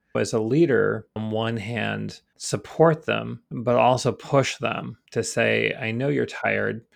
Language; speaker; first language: English; native; English